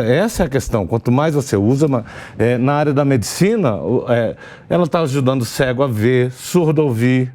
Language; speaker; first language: Portuguese; native; Portuguese